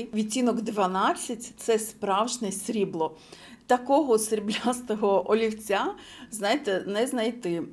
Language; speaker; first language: Ukrainian; non-native, local second language; Russian